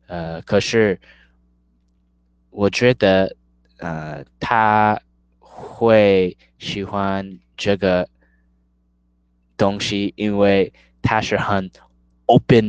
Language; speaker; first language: Chinese; non-native, learner; English